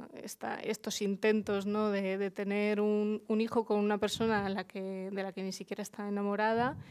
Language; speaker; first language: Spanish; early bilingual, other home language; Russian